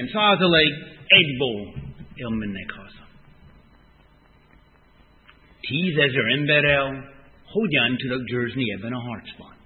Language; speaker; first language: Hungarian; non-native, fluent; English